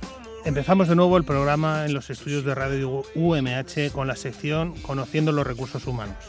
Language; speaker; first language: Spanish; native; Spanish